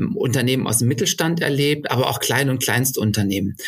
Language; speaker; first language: German; native; German